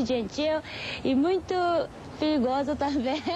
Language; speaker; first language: Portuguese; non-native, fluent; Japanese